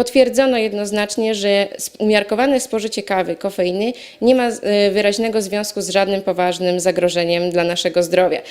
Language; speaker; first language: Polish; native; Polish